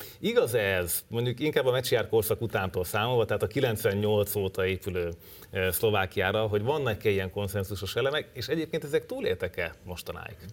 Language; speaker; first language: Hungarian; native; Hungarian